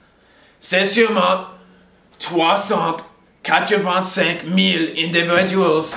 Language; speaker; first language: French; non-native, learner; English